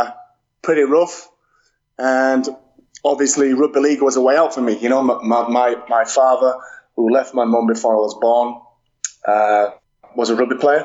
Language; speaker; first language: English; native; English